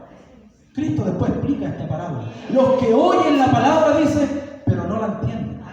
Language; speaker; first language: Spanish; native; Spanish